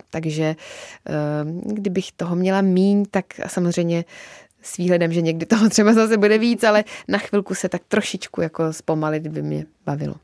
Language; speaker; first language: Czech; native; Czech